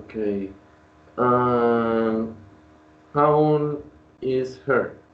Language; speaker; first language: English; non-native, learner; Spanish